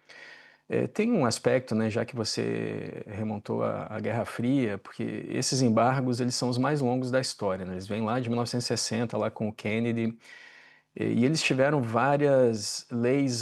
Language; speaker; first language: Portuguese; native; Portuguese